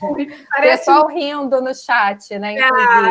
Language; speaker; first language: Portuguese; native; Portuguese